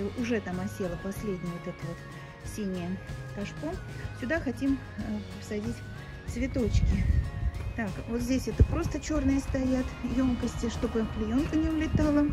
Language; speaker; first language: Russian; native; Russian